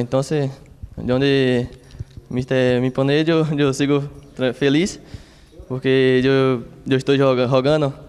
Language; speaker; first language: Spanish; non-native, learner; Portuguese